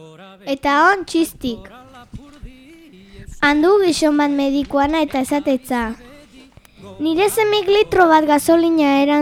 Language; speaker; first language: Basque; native; Basque